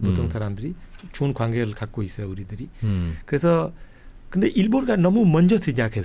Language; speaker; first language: Korean; non-native, fluent; Hindi